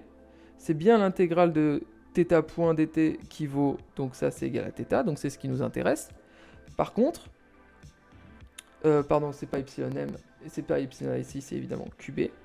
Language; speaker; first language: French; native; French